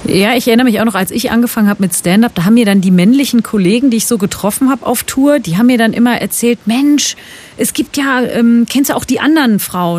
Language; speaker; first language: German; native; German